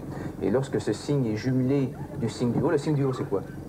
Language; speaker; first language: French; native; French